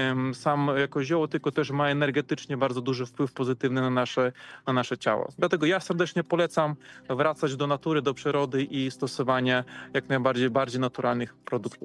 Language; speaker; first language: Polish; native; Polish